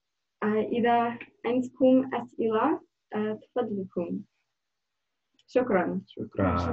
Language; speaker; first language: Arabic; non-native, learner; English